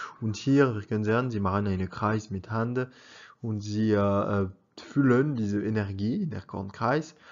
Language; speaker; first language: German; non-native, learner; French